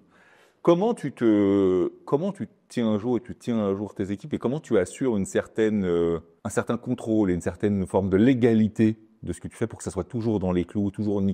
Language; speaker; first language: French; native; French